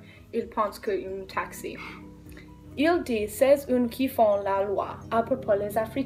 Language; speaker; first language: French; non-native, learner; English